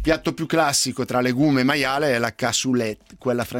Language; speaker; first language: Italian; native; Italian